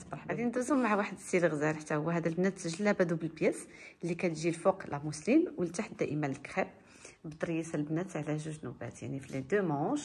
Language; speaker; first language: Arabic; native; Arabic